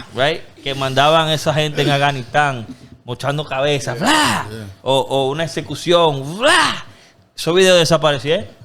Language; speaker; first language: Spanish; early bilingual, other home language; English